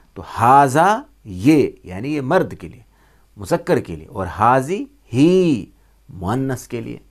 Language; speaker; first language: Urdu; native; Urdu